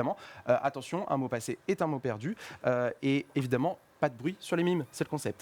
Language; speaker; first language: French; native; French